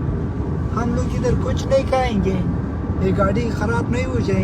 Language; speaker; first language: Hindi; non-native, learner; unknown